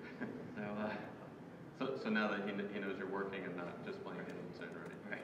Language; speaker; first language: English; native; English